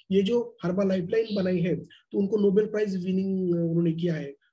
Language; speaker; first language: Hindi; non-native, local second language; Marathi